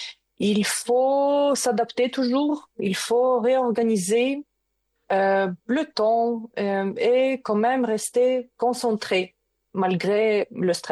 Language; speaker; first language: French; non-native, learner; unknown